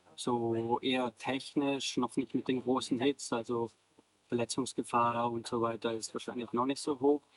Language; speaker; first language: German; native; German